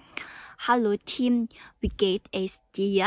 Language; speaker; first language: German; non-native, learner; Thai